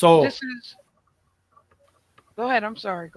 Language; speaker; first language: English; native; English